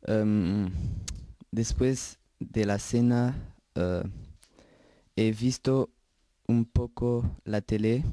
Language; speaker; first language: Spanish; non-native, learner; French